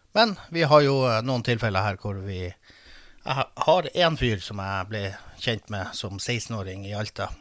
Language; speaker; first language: Norwegian; native; Norwegian